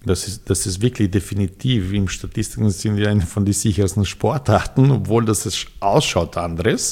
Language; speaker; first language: German; non-native, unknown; Serbian